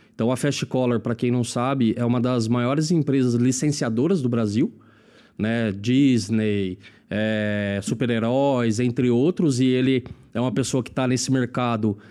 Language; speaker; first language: Portuguese; native; Portuguese